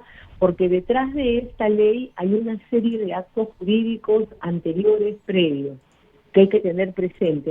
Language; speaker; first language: Spanish; native; Spanish